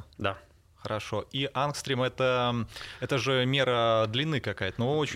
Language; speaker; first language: Russian; native; Russian